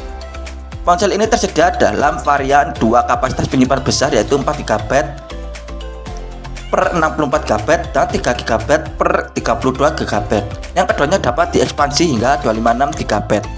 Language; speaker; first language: Indonesian; native; Indonesian